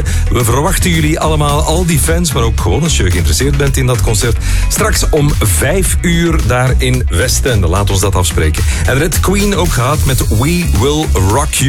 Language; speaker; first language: Dutch; native; Dutch